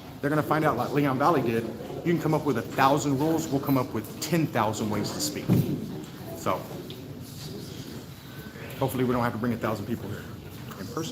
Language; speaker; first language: English; native; English